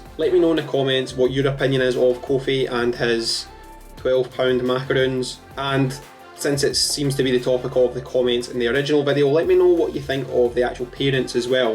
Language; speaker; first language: English; native; English